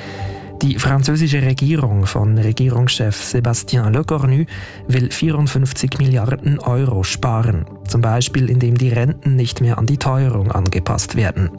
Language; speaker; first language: German; native; German